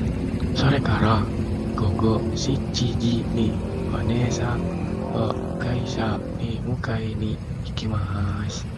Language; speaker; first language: Japanese; non-native, learner; Indonesian